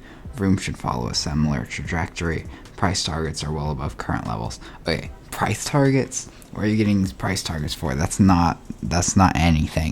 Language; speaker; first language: English; native; English